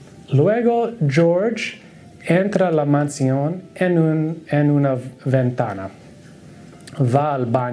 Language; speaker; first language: Spanish; non-native, learner; English